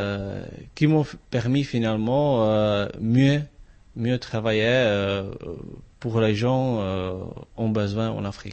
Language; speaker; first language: French; non-native, fluent; Czech